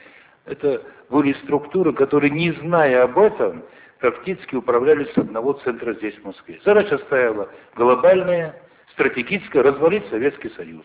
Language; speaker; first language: Russian; non-native, local second language; Ossetic